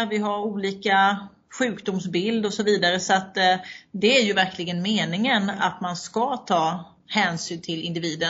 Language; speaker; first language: Swedish; native; Swedish